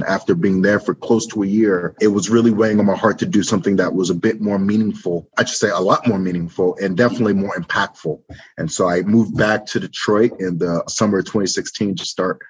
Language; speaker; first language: English; native; English